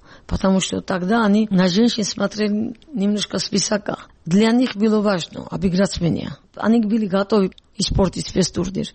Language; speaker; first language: Russian; non-native, local second language; Georgian